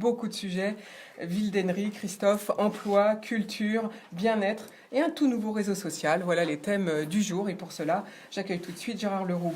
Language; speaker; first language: French; native; French